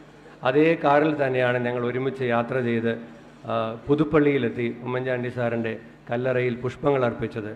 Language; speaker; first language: Malayalam; native; Malayalam